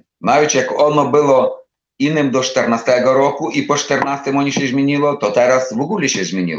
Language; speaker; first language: Polish; non-native, learner; Ukrainian